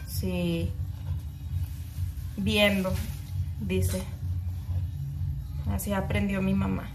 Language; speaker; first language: Spanish; native; Spanish